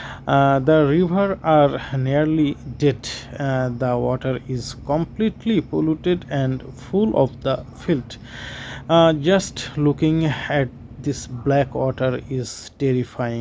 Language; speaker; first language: English; non-native, local second language; Bangla